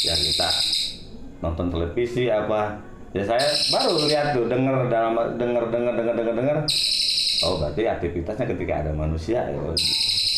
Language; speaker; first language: Indonesian; non-native, local second language; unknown